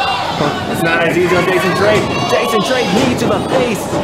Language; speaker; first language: English; native; English